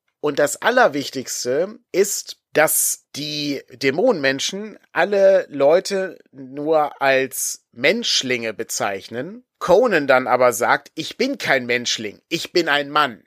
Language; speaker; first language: German; native; German